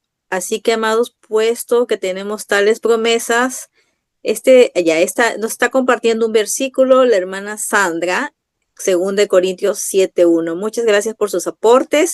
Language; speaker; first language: Spanish; native; Spanish